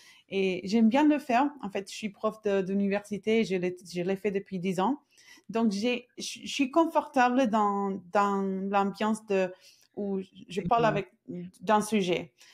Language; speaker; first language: French; non-native, fluent; Spanish